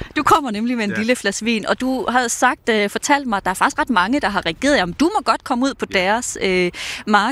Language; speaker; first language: Danish; native; Danish